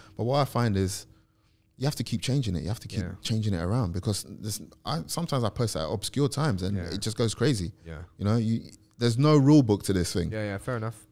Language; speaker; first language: English; native; English